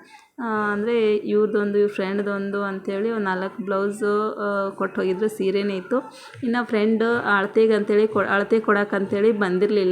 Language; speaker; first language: Kannada; native; Kannada